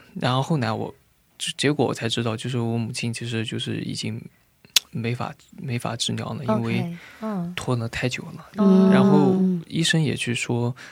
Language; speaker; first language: Chinese; native; Chinese